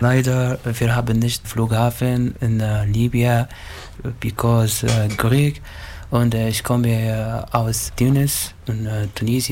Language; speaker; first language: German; non-native, learner; Arabic